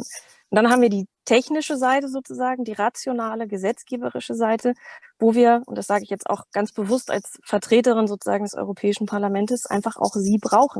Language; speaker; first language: German; native; German